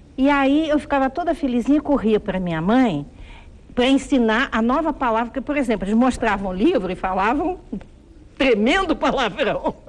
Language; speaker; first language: Portuguese; early bilingual, other home language; German